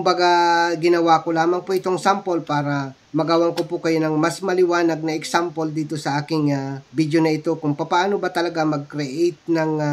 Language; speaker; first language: Filipino; native; Filipino